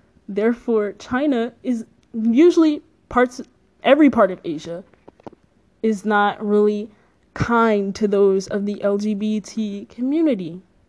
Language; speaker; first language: English; native; English